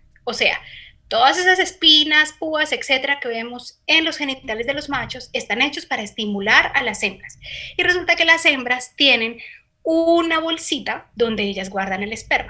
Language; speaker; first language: Spanish; native; Spanish